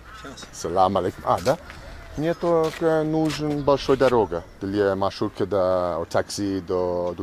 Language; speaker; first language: Russian; non-native, learner; English